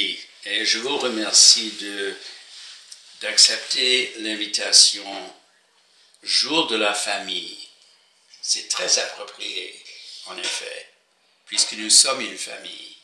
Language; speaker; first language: French; non-native, fluent; English